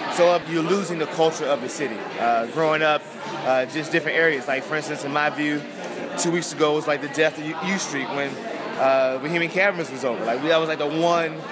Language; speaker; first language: English; native; English